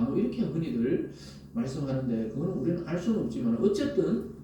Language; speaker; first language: Korean; native; Korean